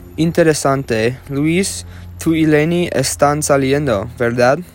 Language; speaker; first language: Spanish; non-native, learner; English